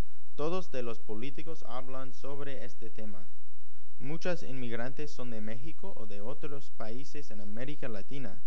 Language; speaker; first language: Spanish; non-native, learner; English